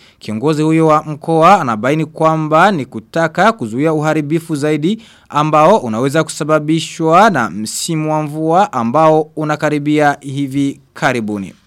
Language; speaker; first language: Swahili; non-native, local second language; Rundi